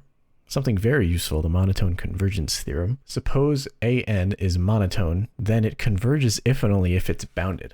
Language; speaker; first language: English; native; English